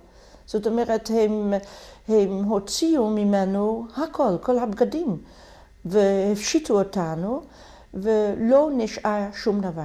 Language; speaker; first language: Hebrew; non-native, fluent; Dutch